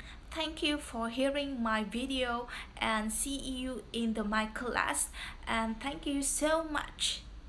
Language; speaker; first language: English; non-native, learner; Vietnamese